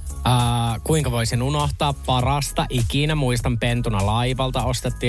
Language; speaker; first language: Finnish; native; Finnish